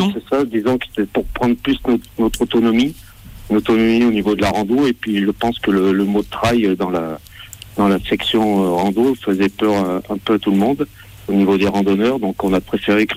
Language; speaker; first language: French; native; French